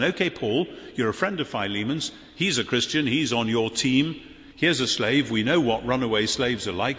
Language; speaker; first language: English; native; English